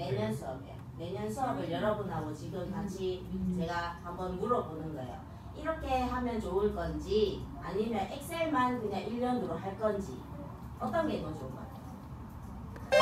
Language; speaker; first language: Korean; native; Korean